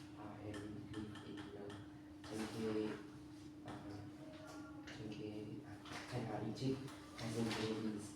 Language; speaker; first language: English; non-native, learner; Vietnamese